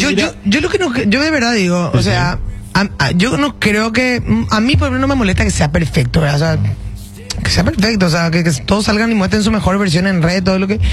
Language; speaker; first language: Spanish; native; Spanish